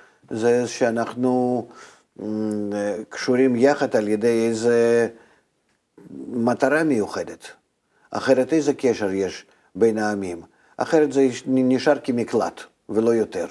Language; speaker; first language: Hebrew; non-native, fluent; Russian